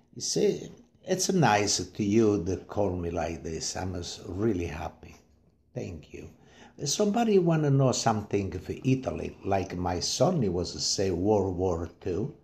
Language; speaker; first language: English; non-native, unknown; Italian